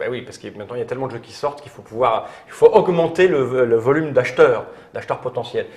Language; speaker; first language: French; native; French